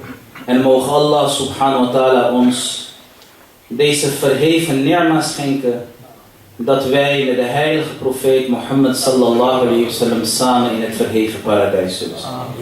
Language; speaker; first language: Dutch; early bilingual, other home language; Urdu